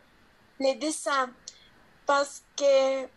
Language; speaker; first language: French; non-native, learner; Spanish